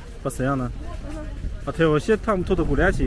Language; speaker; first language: Russian; non-native, learner; Chinese